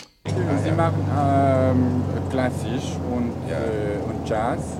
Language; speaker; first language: German; non-native, learner; French